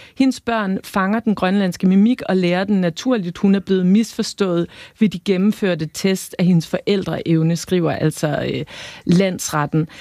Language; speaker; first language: Danish; native; Danish